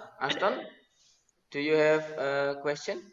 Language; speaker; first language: English; non-native, learner; Indonesian